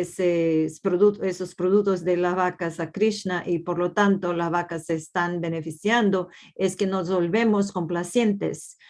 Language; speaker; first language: Spanish; non-native, fluent; Portuguese